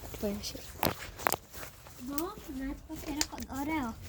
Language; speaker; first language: Polish; native; Polish